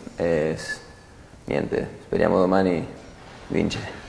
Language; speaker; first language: Italian; non-native, learner; Spanish